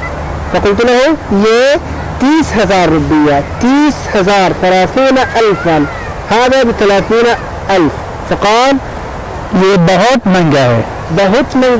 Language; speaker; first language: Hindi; non-native, fluent; Arabic